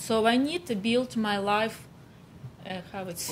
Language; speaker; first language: English; non-native, learner; Ukrainian